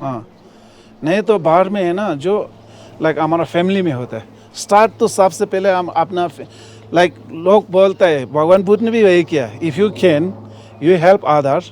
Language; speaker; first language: Hindi; non-native, local second language; Ladakhi